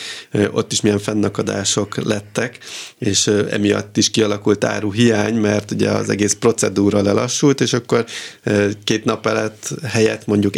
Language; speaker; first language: Hungarian; native; Hungarian